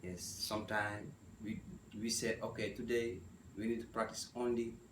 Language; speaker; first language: English; non-native, learner; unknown